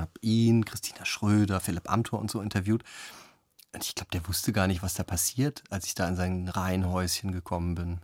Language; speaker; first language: German; native; German